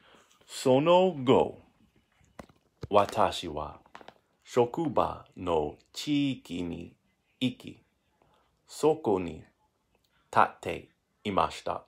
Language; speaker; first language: Japanese; non-native, learner; English